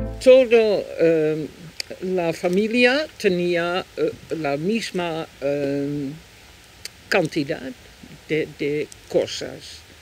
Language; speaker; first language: Spanish; non-native, fluent; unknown